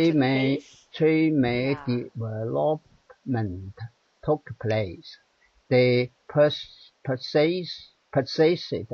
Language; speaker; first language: English; non-native, learner; Chinese